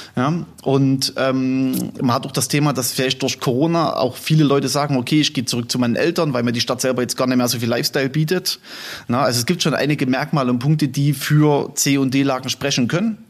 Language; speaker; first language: German; native; German